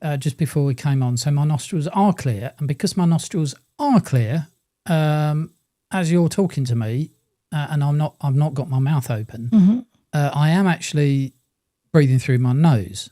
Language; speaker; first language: English; native; English